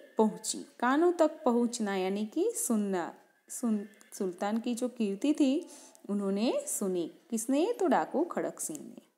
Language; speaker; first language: Hindi; non-native, local second language; Gujarati